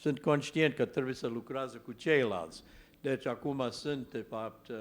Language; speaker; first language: Romanian; non-native, learner; English